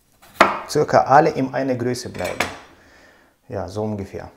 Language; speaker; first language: German; non-native, fluent; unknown